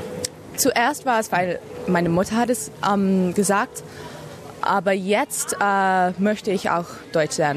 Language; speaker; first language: German; early bilingual, heritage; English